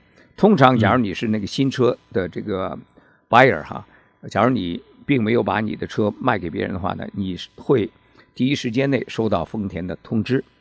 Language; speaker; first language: Chinese; native; Chinese